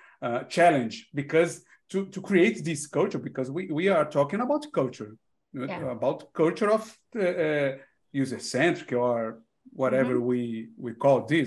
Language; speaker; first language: English; non-native, learner; Portuguese